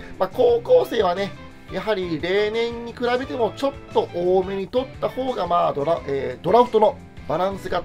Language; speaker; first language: Japanese; native; Japanese